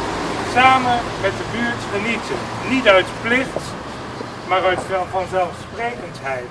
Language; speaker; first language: Dutch; native; Dutch